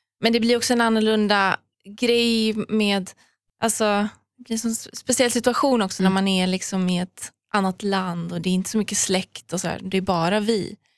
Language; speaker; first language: Swedish; early bilingual, other home language; Persian